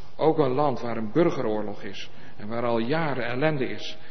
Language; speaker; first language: Dutch; native; Dutch